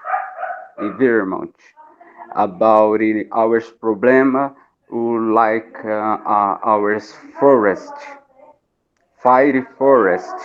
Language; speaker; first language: English; non-native, learner; Portuguese